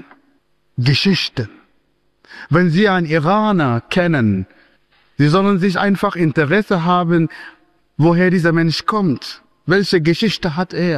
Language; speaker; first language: German; non-native, fluent; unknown